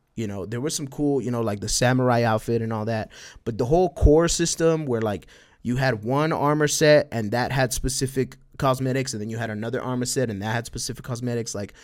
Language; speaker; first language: English; early bilingual, other home language; Spanish